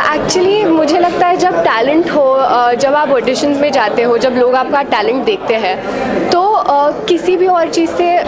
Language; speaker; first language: Urdu; non-native, local second language; Marathi